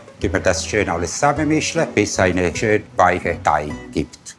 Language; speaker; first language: German; non-native, fluent; Italian